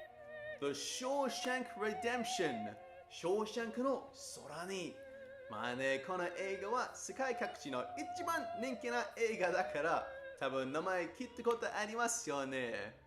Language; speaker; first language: Japanese; non-native, fluent; English